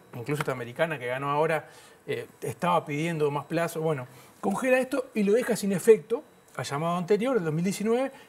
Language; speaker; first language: Spanish; native; Spanish